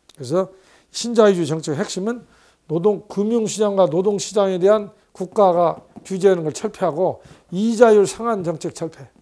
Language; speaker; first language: Korean; native; Korean